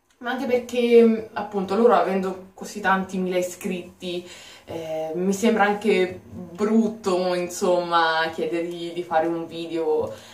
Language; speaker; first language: Italian; native; Italian